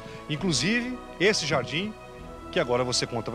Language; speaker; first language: Portuguese; native; Portuguese